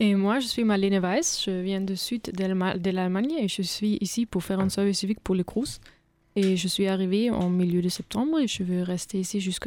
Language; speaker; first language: French; non-native, fluent; German